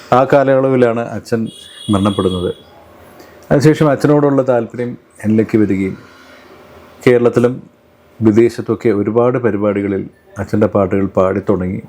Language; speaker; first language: Malayalam; early bilingual, heritage; Malayalam